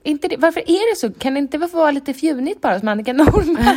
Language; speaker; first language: Swedish; native; Swedish